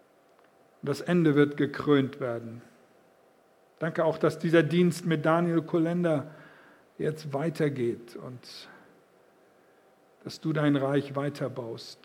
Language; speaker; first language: German; native; German